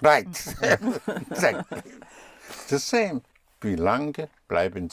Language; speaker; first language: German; non-native, fluent; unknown